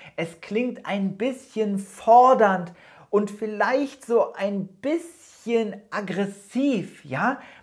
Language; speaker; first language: German; native; German